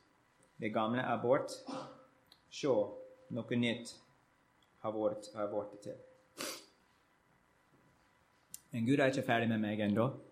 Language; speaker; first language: Norwegian; non-native, learner; English